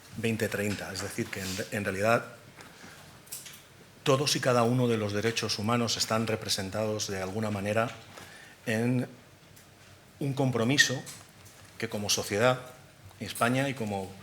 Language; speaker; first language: Spanish; native; Spanish